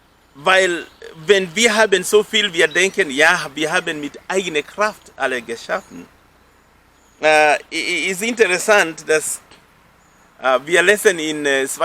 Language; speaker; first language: German; non-native, fluent; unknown